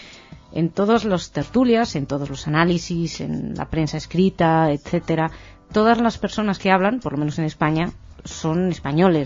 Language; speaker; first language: Spanish; native; Spanish